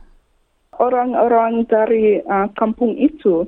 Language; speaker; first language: Indonesian; non-native, learner; English